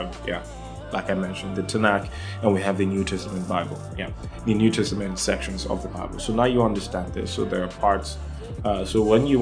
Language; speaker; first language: English; non-native, local second language; Yoruba